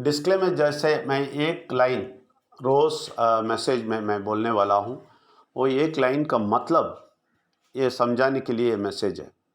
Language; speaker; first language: Hindi; non-native, local second language; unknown